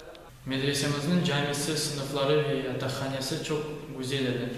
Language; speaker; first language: Turkish; non-native, learner; Crimean Tatar